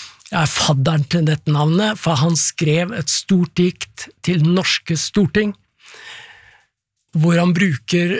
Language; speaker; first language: Norwegian; native; Norwegian